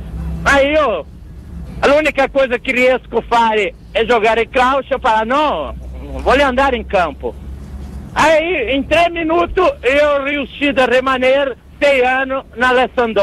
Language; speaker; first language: Italian; non-native, fluent; Portuguese